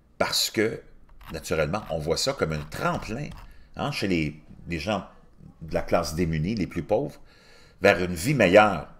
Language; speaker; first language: French; native; French